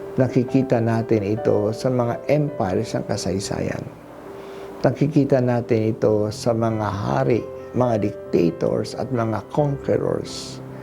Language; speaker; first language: Filipino; non-native, local second language; Hiligaynon